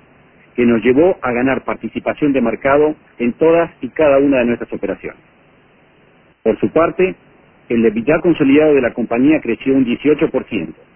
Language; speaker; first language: Spanish; native; Spanish